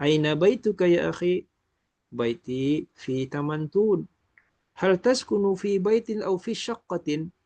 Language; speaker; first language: Arabic; non-native, fluent; Malay